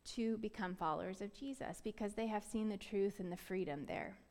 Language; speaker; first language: English; native; English